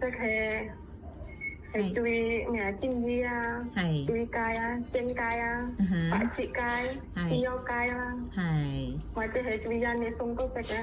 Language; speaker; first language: Cantonese; non-native, fluent; Indonesian